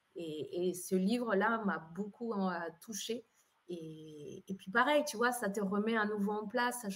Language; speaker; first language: French; non-native, fluent; Spanish